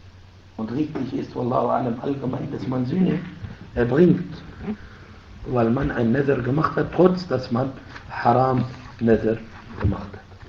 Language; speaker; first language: German; non-native, fluent; Arabic